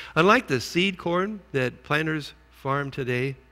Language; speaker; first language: English; native; English